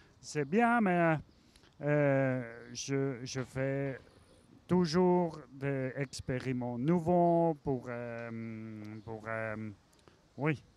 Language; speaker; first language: French; non-native, learner; German